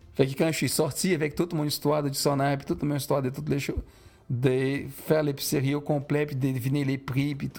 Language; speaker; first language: French; non-native, fluent; Portuguese